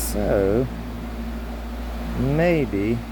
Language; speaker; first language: English; native; English